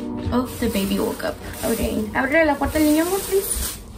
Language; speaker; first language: English; early bilingual, other home language; Spanish